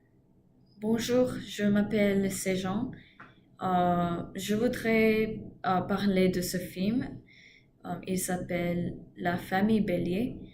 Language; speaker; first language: French; non-native, learner; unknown